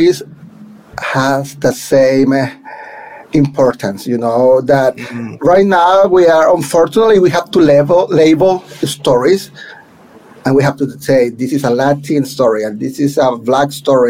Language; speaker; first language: English; non-native, fluent; Spanish